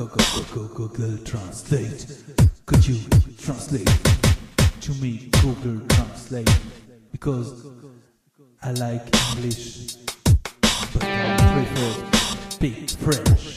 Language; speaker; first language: English; non-native, learner; French